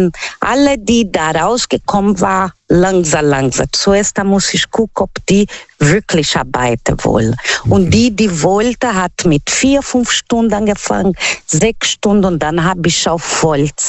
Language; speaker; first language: German; non-native, learner; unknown